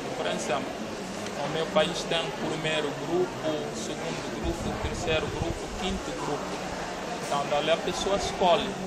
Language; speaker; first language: Portuguese; non-native, local second language; Upper Guinea Crioulo